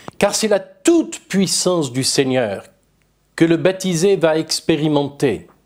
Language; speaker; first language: French; native; French